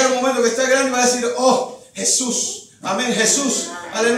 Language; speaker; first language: Spanish; native; Spanish